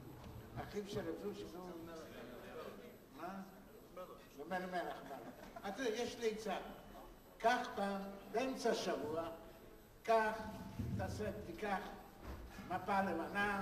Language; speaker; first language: Hebrew; non-native, fluent; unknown